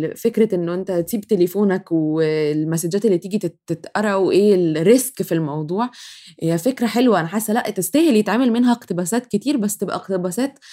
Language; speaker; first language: Arabic; native; Arabic